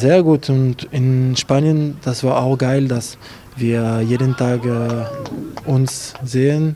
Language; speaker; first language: German; non-native, learner; French